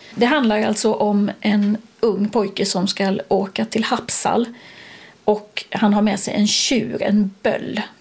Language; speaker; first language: Swedish; native; Swedish